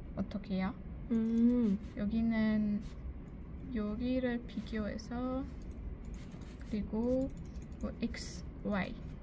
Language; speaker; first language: Korean; non-native, learner; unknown